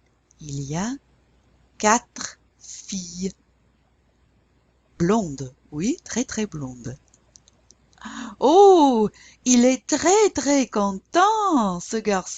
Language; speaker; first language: French; non-native, fluent; English